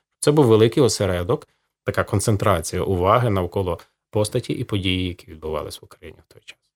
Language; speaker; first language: Ukrainian; native; Ukrainian